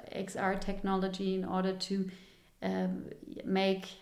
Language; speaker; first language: English; non-native, fluent; German